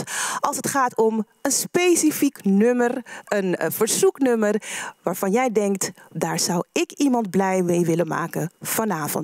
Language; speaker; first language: Dutch; native; Dutch